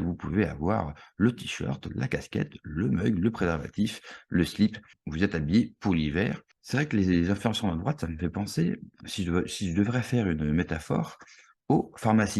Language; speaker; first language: French; native; French